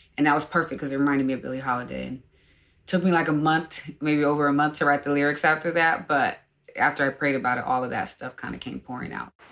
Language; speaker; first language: English; native; English